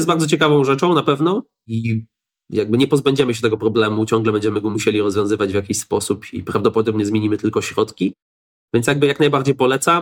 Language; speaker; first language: Polish; native; Polish